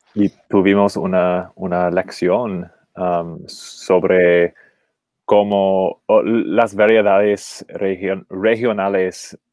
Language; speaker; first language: Spanish; non-native, fluent; English